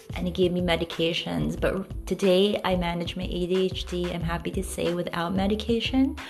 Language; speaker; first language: English; non-native, local second language; Filipino